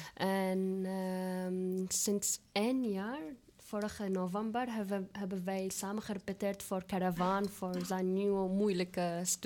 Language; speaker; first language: Dutch; non-native, fluent; Arabic